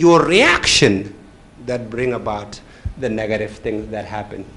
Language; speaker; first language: English; non-native, fluent; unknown